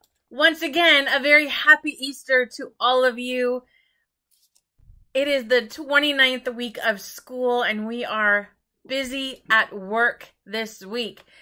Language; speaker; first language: English; native; English